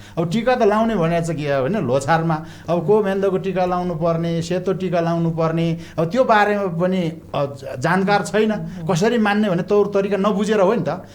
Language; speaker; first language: Nepali; non-native, local second language; Eastern Tamang